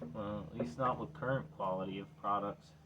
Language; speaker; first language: English; native; English